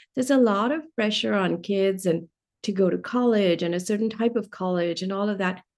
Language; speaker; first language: English; non-native, local second language; Hindi